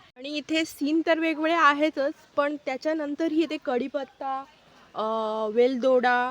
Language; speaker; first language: Marathi; non-native, local second language; Hindi